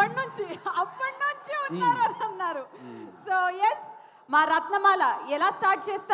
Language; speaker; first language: Telugu; native; Telugu